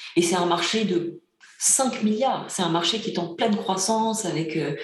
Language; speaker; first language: French; early bilingual, other home language; Bulgarian